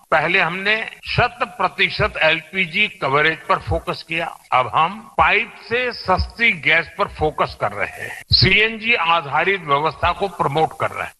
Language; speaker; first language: Hindi; non-native, local second language; Gujarati